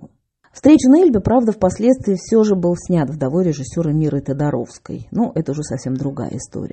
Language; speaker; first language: Russian; native; Russian